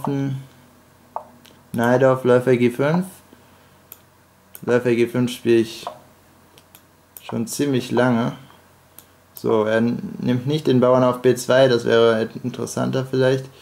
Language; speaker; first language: German; native; German